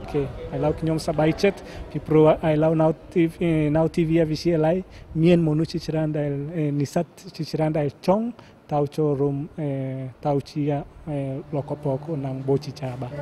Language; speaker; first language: Khmer; non-native, learner; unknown